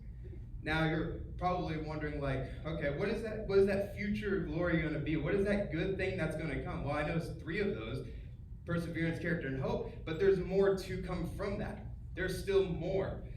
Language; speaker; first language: English; native; English